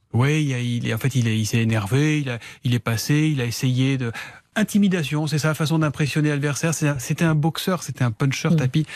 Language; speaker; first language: French; native; French